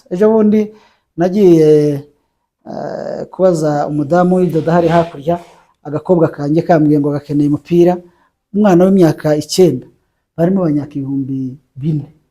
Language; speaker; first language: Kinyarwanda; native; Kinyarwanda